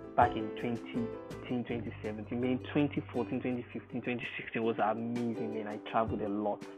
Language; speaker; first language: English; non-native, local second language; Yoruba